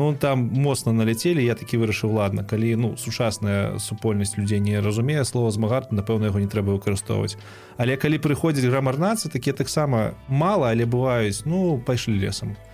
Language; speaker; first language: Belarusian; non-native, local second language; Russian